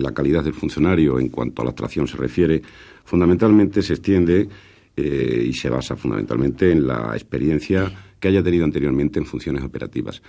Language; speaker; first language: Spanish; native; Spanish